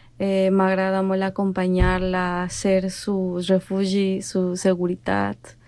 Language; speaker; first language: Catalan; non-native, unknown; Spanish